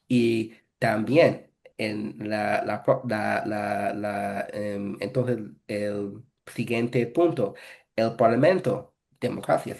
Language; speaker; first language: Spanish; non-native, fluent; English